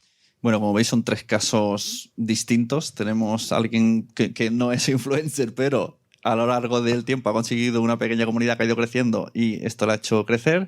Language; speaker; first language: Spanish; native; Spanish